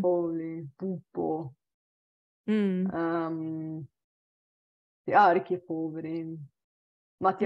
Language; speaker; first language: Italian; non-native, learner; Bulgarian